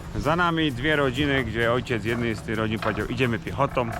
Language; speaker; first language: Polish; native; Polish